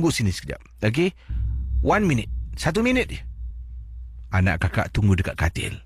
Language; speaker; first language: Malay; native; Malay